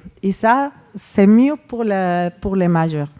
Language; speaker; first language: French; non-native, fluent; Spanish